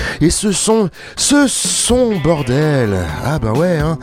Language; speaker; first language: French; native; French